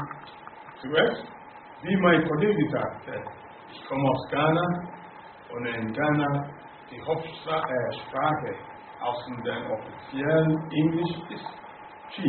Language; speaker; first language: German; non-native, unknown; Akan